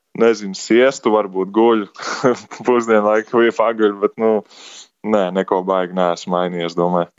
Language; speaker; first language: Latvian; native; Latvian